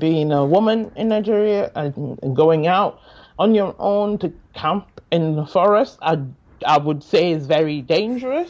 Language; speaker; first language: English; non-native, local second language; Yoruba